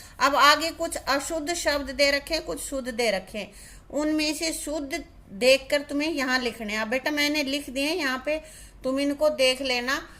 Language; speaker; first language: Hindi; native; Hindi